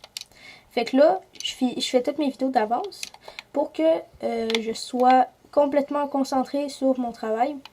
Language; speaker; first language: French; native; French